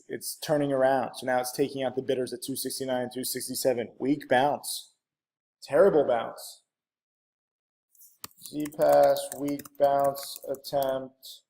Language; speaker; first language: English; native; English